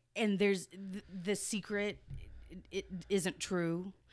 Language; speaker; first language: English; native; English